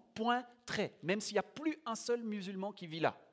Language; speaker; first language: French; native; French